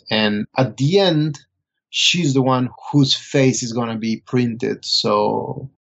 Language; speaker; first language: English; non-native, fluent; Spanish